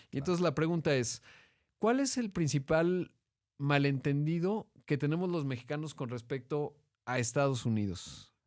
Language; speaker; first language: Spanish; native; Spanish